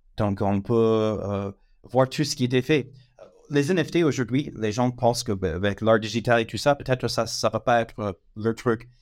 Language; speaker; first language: French; non-native, fluent; English